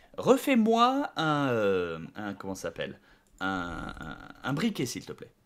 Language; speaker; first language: French; native; French